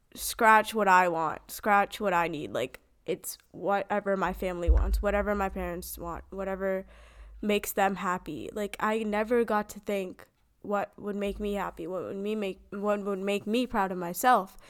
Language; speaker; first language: English; native; English